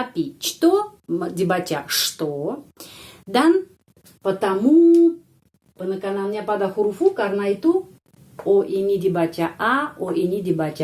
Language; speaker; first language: Indonesian; non-native, fluent; Russian